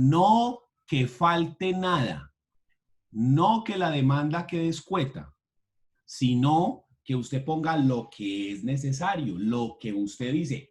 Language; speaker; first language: Spanish; native; Spanish